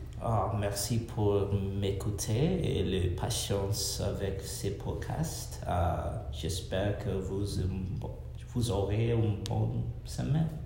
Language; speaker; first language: French; non-native, learner; English